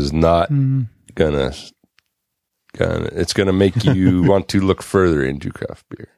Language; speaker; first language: English; native; English